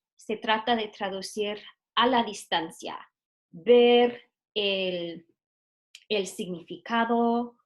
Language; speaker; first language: Spanish; non-native, fluent; English